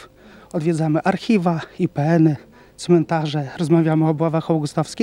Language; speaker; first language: Polish; native; Polish